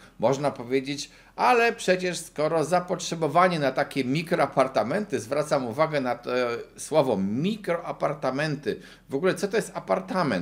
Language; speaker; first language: Polish; native; Polish